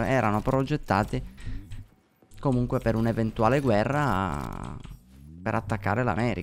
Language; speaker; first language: Italian; native; Italian